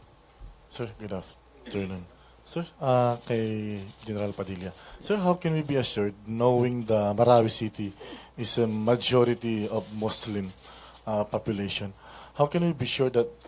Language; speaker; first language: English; non-native, local second language; Filipino